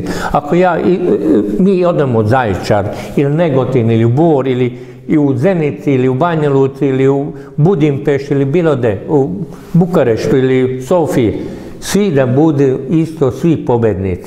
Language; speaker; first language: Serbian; non-native, local second language; Hungarian